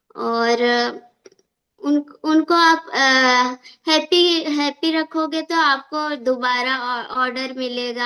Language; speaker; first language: Hindi; non-native, local second language; Odia